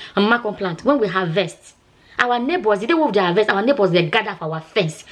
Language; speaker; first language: Nigerian Pidgin; non-native, local second language; Igbo